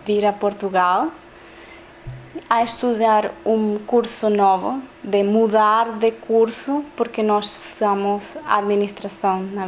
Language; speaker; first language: Portuguese; non-native, learner; Spanish